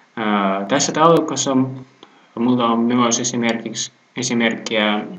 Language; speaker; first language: Finnish; non-native, fluent; Russian